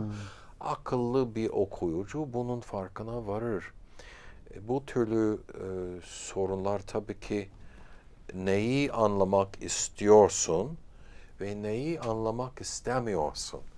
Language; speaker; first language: Turkish; non-native, fluent; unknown